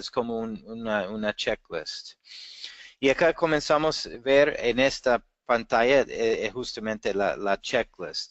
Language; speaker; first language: Spanish; non-native, fluent; English